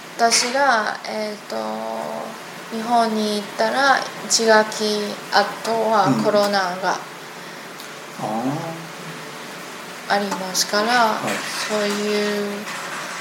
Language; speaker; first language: Japanese; non-native, learner; Chinese